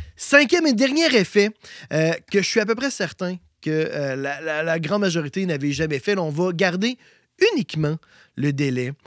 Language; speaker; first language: French; native; French